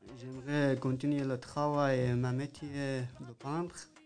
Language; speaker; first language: French; non-native, learner; Persian